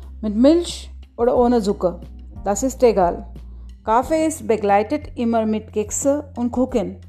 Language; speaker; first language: German; non-native, learner; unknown